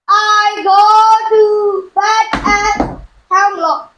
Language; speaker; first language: English; non-native, learner; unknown